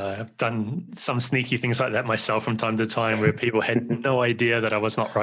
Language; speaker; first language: English; native; English